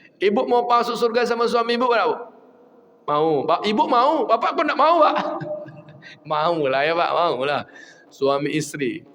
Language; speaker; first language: Malay; non-native, local second language; Minangkabau